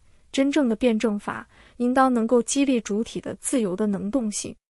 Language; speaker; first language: Chinese; native; Chinese